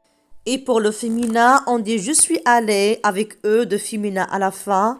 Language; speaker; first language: French; non-native, local second language; Arabic